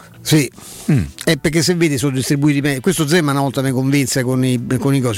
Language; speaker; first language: Italian; native; Italian